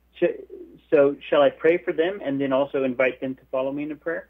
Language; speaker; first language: English; native; English